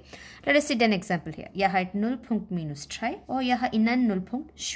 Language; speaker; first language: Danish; non-native, fluent; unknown